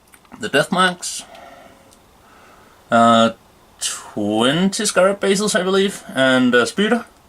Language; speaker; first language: English; non-native, fluent; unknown